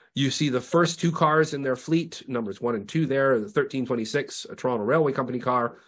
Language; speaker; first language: English; native; English